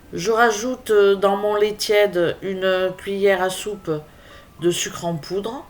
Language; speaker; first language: French; native; French